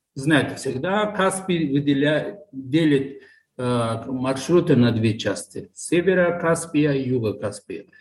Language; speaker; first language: Russian; non-native, local second language; Tajik